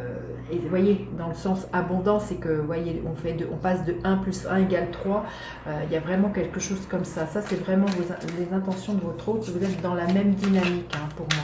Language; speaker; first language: French; native; French